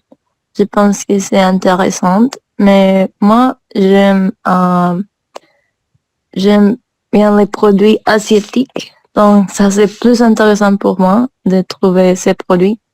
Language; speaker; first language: French; non-native, learner; English